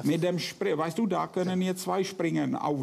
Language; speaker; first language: German; non-native, fluent; Czech